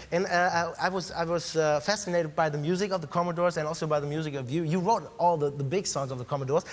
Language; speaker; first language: English; non-native, fluent; German